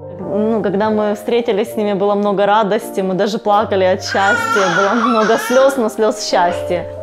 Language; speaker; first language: Russian; native; Russian